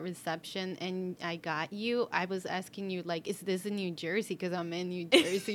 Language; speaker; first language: English; non-native, fluent; Spanish